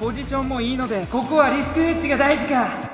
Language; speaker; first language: Japanese; native; Japanese